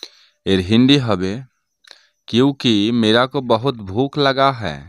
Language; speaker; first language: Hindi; non-native, learner; Bangla